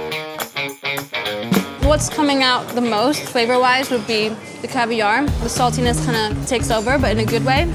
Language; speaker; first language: English; non-native, local second language; Cantonese